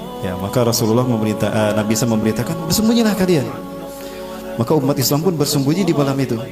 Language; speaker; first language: Indonesian; native; Indonesian